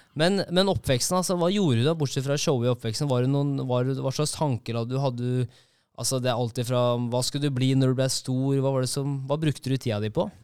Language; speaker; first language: Norwegian; native; Norwegian